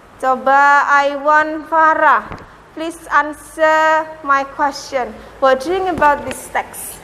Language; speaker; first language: English; non-native, learner; Indonesian